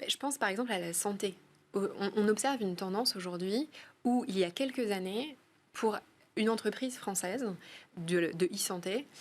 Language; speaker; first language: French; native; French